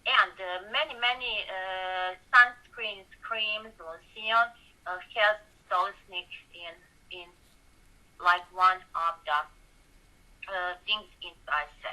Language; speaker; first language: English; non-native, learner; Georgian